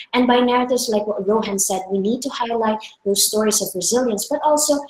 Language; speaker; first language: English; non-native, local second language; Filipino